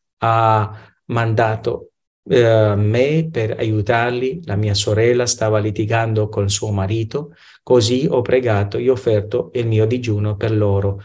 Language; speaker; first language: Italian; non-native, fluent; Romanian